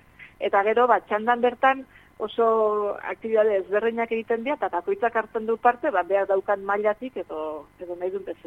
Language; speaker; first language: Basque; native; Basque